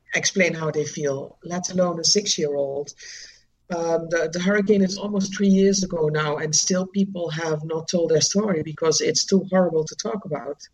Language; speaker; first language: English; non-native, fluent; Dutch